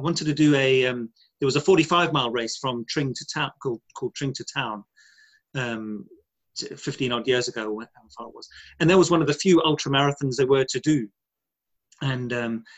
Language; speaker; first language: English; native; English